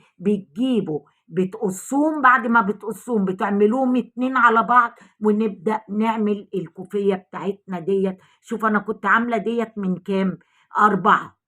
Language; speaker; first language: Arabic; native; Arabic